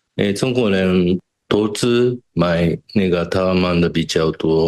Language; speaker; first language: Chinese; non-native, fluent; Japanese